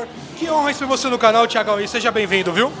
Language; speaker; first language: Portuguese; native; Portuguese